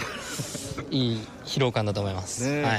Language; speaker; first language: Japanese; native; Japanese